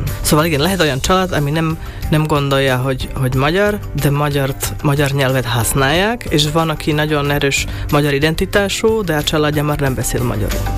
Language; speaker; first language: Hungarian; non-native, local second language; Slovak